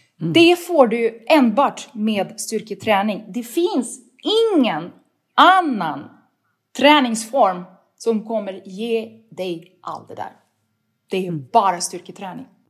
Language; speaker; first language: Swedish; non-native, fluent; Russian